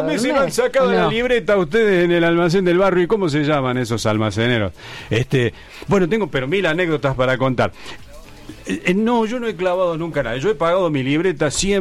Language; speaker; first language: Spanish; native; Spanish